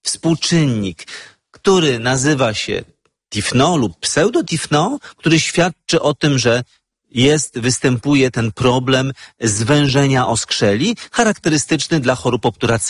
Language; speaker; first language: Polish; native; Polish